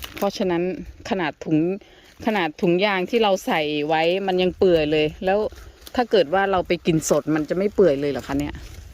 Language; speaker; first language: Thai; native; Thai